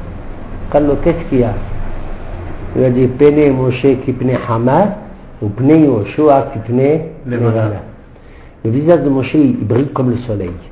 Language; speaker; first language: French; native; French